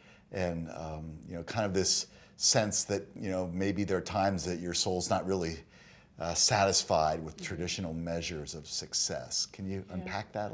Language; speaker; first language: English; native; English